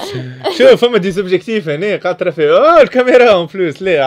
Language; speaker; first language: Arabic; native; Arabic